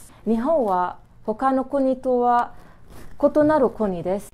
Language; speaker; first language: Japanese; non-native, learner; Arabic